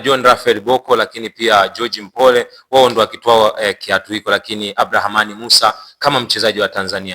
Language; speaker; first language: Swahili; native; Swahili